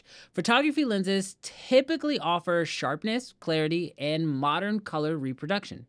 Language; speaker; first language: English; native; English